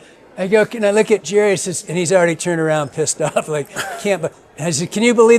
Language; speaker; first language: English; native; English